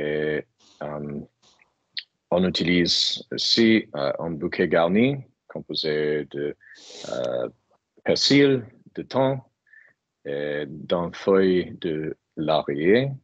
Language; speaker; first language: French; non-native, fluent; English